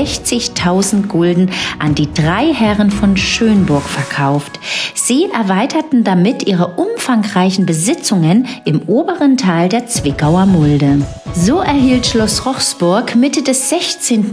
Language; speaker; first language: German; native; German